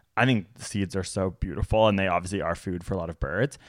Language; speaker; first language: English; native; English